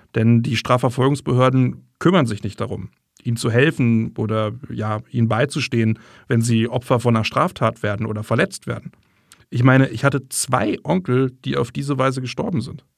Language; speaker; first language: German; non-native, fluent; English